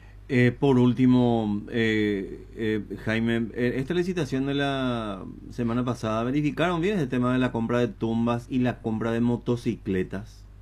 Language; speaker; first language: Spanish; native; Spanish